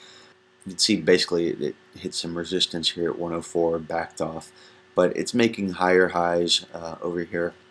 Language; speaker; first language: English; native; English